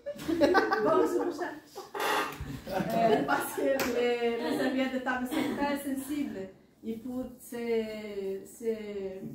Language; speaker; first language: French; non-native, learner; Portuguese